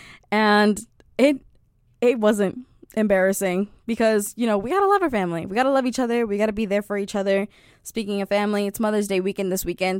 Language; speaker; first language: English; early bilingual, other home language; Spanish